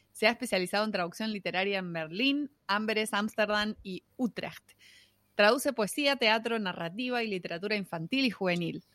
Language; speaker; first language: Spanish; native; Spanish